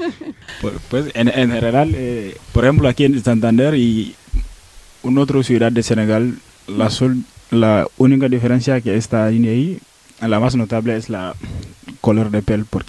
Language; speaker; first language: Spanish; non-native, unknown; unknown